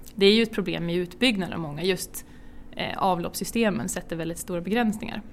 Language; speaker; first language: Swedish; native; Swedish